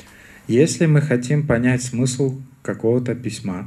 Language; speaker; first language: Russian; native; Russian